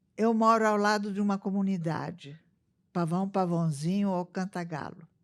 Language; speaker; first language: Portuguese; early bilingual, other home language; Italian